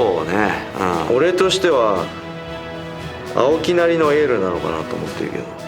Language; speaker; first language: Japanese; native; Japanese